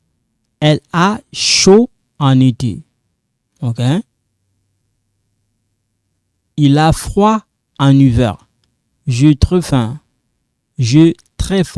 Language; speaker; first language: French; non-native, local second language; Lingala